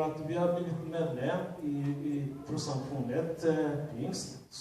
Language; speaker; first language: Swedish; non-native, fluent; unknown